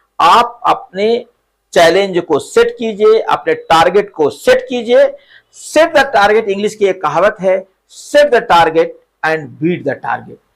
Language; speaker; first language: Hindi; native; Hindi